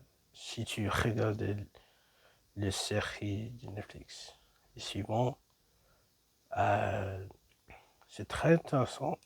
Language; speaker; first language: French; non-native, learner; English